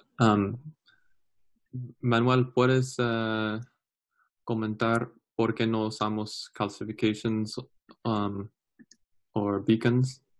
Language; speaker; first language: Spanish; non-native, learner; English